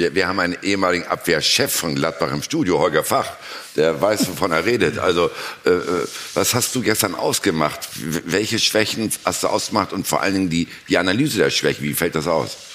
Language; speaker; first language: German; native; German